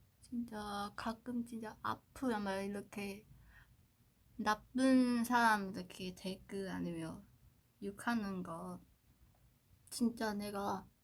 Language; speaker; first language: Korean; non-native, learner; Chinese